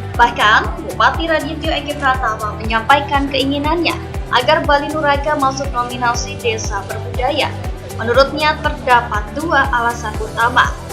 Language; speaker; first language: Indonesian; native; Indonesian